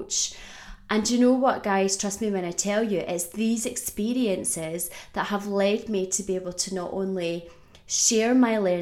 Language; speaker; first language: English; native; English